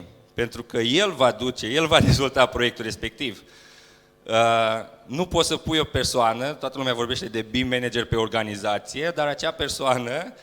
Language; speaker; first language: Romanian; native; Romanian